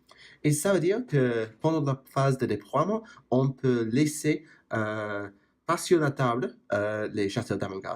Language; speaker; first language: French; non-native, fluent; English